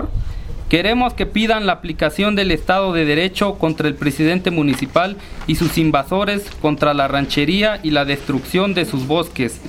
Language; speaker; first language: Spanish; native; Spanish